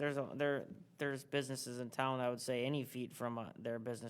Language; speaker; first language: English; native; English